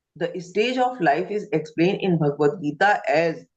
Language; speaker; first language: English; non-native, local second language; Hindi